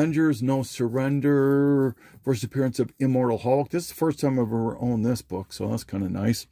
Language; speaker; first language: English; native; English